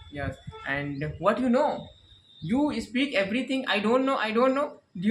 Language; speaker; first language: English; non-native, learner; Hindi